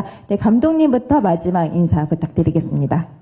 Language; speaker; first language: Korean; native; Korean